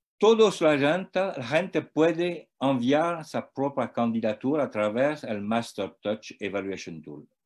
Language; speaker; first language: Spanish; non-native, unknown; French